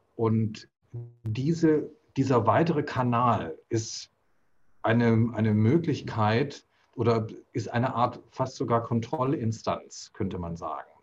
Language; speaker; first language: German; native; German